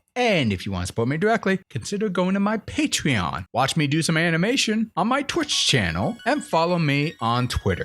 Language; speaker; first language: English; native; English